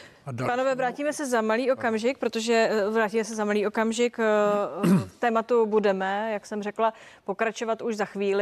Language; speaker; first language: Czech; native; Czech